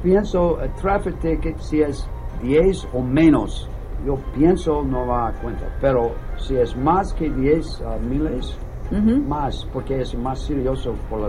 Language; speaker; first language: Spanish; non-native, learner; English